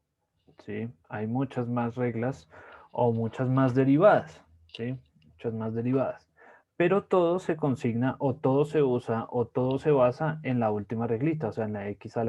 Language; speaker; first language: Spanish; native; Spanish